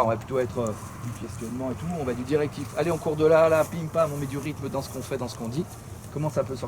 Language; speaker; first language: French; native; French